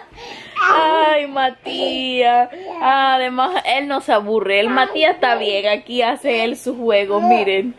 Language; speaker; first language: Spanish; early bilingual, heritage; Spanish